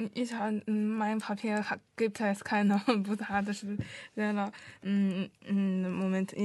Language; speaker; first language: German; non-native, learner; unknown